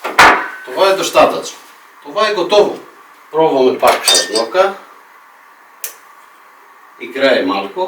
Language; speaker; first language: Bulgarian; non-native, fluent; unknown